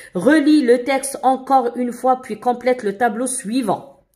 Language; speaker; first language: French; non-native, local second language; Arabic